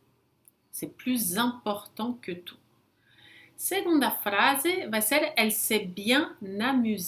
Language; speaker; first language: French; non-native, fluent; Portuguese